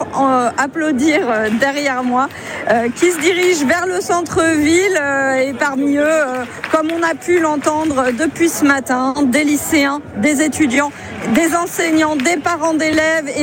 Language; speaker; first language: French; native; French